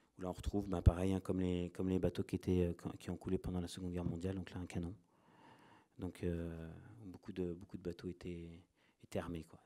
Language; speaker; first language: French; native; French